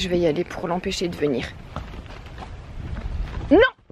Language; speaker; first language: French; native; French